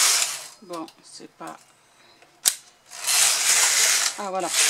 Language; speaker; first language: French; non-native, local second language; Arabic